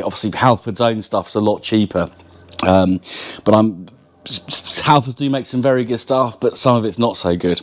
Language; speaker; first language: English; native; English